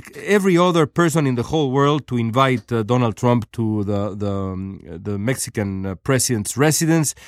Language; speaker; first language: English; non-native, fluent; Spanish